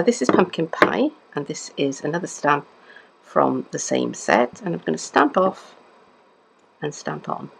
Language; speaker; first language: English; native; English